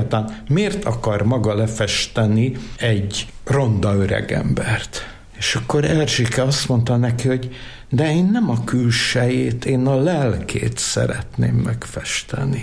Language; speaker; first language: Hungarian; native; Hungarian